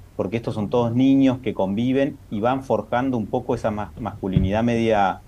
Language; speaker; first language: Spanish; native; Spanish